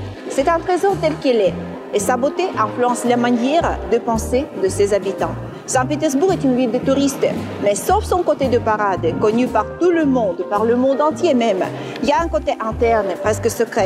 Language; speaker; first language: French; non-native, fluent; Russian